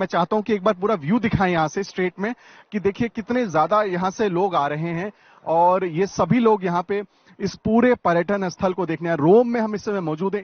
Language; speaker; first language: Hindi; native; Hindi